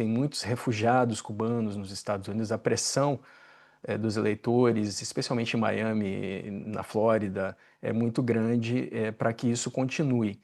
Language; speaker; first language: Portuguese; native; Portuguese